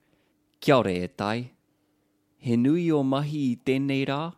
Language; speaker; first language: Māori; non-native, local second language; English